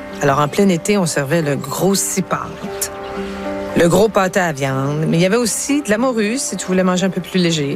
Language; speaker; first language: French; native; French